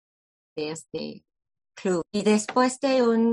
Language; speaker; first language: Spanish; non-native, fluent; English